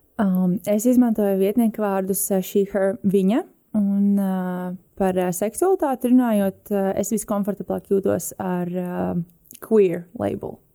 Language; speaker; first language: Latvian; native; Latvian